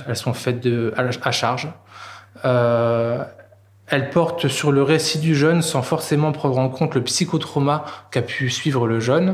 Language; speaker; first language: French; native; French